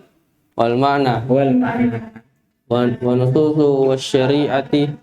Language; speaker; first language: Arabic; non-native, learner; Indonesian